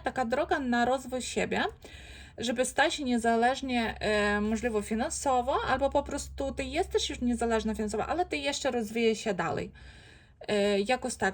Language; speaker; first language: Polish; non-native, fluent; Ukrainian